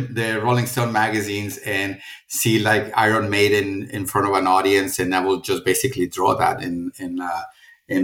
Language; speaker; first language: English; non-native, fluent; Spanish